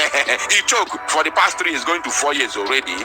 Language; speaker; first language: English; non-native, local second language; Igbo